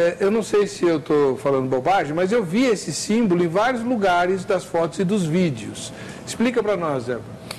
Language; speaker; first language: Portuguese; native; Portuguese